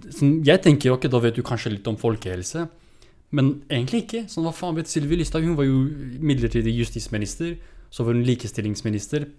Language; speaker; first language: Norwegian; early bilingual, other home language; Kurdish